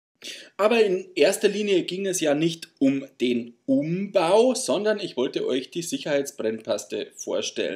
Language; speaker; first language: German; native; German